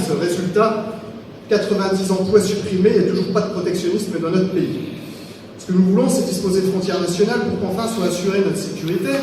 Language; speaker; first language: French; native; French